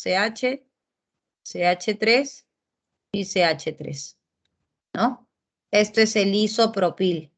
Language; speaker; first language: Spanish; native; Spanish